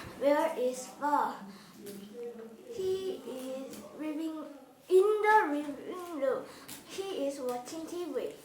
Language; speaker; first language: English; non-native, learner; Korean